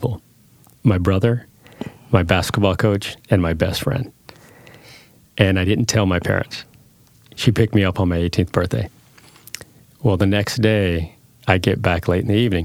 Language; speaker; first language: English; early bilingual, other home language; Spanish